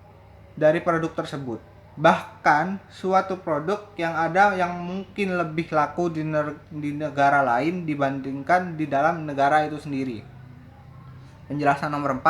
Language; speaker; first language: Indonesian; native; Indonesian